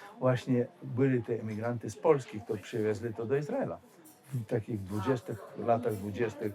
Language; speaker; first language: Polish; non-native, learner; Hebrew